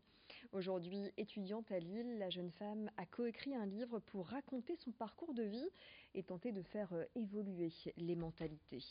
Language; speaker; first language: French; native; French